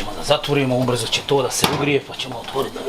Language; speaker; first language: Bosnian; native; Bosnian